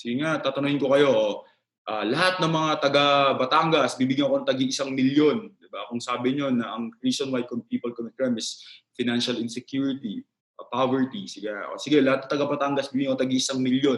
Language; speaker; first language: Filipino; native; Filipino